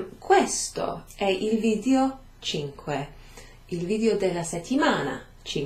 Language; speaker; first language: Italian; non-native, fluent; English